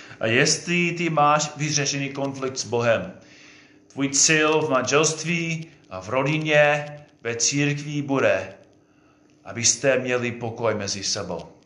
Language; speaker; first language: Czech; non-native, fluent; English